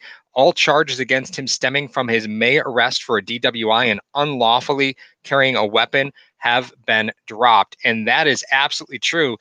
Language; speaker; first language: English; native; English